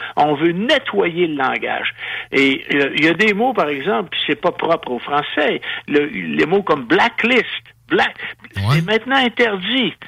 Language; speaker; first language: French; native; French